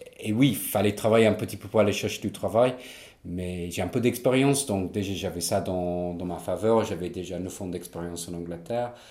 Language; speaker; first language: French; non-native, fluent; English